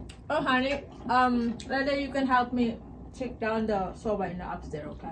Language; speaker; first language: English; non-native, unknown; Indonesian